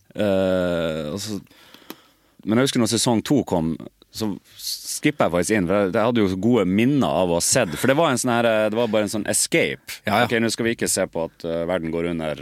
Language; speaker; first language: Norwegian; native; Norwegian